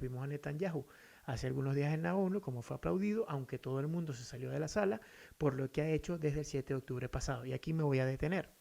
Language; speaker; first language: Spanish; native; Spanish